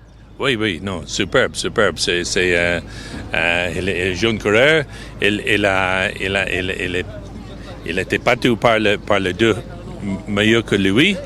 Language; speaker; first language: French; non-native, fluent; English